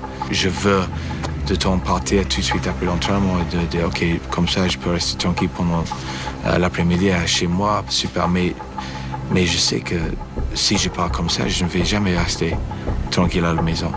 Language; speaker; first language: French; non-native, fluent; English